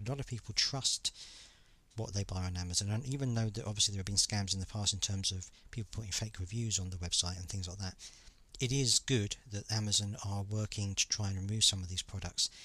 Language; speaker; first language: English; native; English